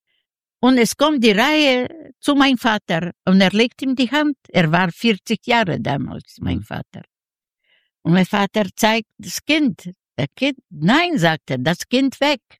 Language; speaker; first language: German; non-native, learner; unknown